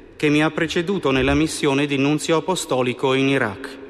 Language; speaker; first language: Italian; non-native, fluent; Slovenian